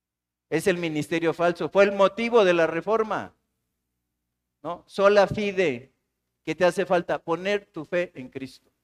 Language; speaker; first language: Spanish; native; Spanish